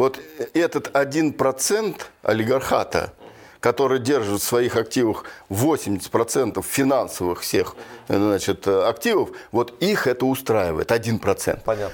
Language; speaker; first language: Russian; native; Russian